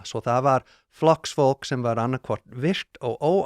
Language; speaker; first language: Icelandic; non-native, learner; English